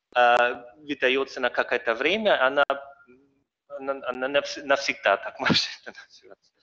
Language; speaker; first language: Russian; non-native, learner; German